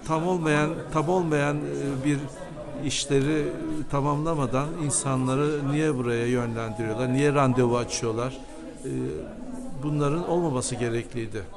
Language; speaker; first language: Turkish; native; Turkish